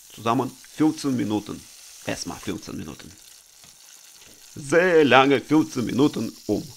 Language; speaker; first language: German; non-native, learner; Russian